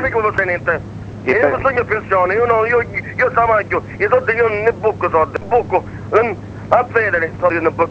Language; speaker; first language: Italian; non-native, learner; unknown